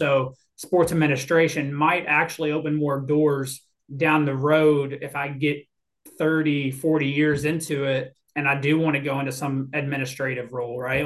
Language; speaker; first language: English; native; English